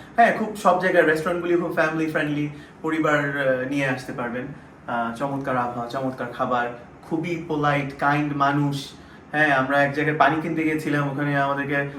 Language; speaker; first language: Bangla; native; Bangla